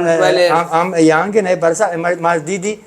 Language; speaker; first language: Hindi; non-native, learner; Italian